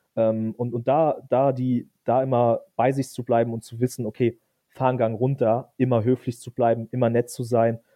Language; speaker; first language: German; native; German